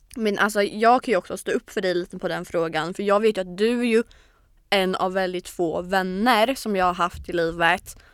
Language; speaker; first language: Swedish; native; Swedish